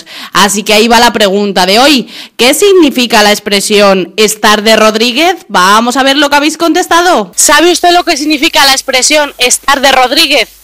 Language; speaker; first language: Spanish; native; Spanish